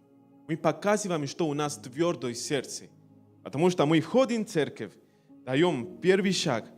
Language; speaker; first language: Russian; non-native, learner; Spanish